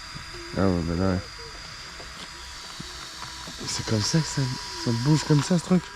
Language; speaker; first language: French; native; French